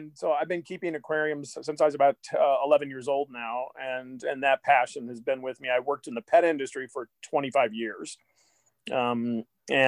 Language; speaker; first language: English; native; English